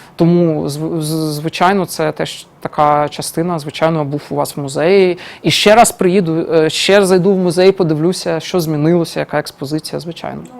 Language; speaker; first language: Ukrainian; non-native, local second language; Russian